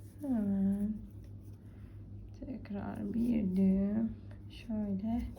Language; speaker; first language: Turkish; native; Turkish